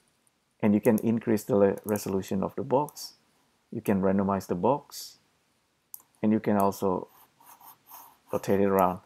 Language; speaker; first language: English; non-native, fluent; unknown